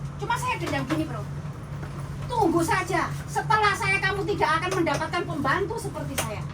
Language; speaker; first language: Indonesian; non-native, local second language; Javanese